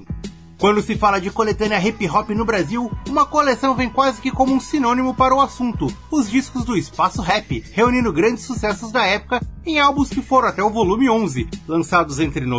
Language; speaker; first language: Portuguese; native; Portuguese